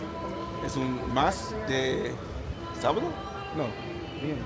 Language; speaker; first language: Spanish; non-native, learner; English